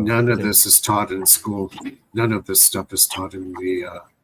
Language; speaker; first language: English; native; English